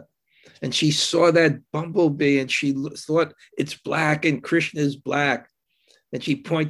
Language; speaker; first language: English; native; English